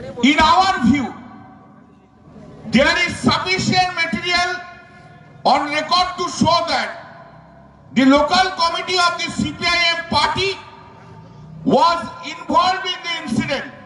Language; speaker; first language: English; non-native, local second language; Bangla